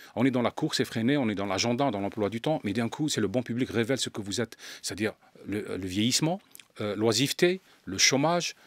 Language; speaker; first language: French; non-native, local second language; Arabic